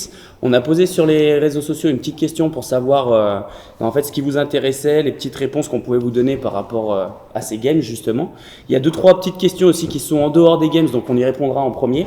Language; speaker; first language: French; native; French